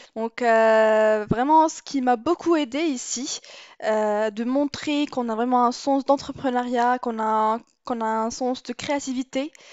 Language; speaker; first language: French; non-native, local second language; Arabic